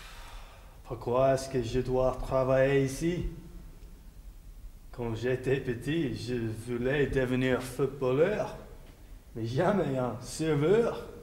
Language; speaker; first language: French; non-native, learner; Finnish